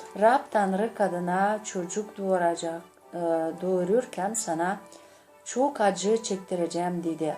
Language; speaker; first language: Turkish; non-native, learner; Gagauz